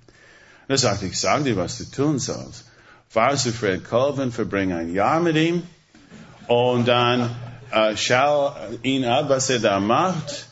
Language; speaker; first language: German; non-native, fluent; English